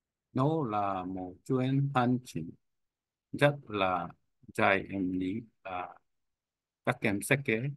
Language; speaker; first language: Vietnamese; non-native, learner; Korean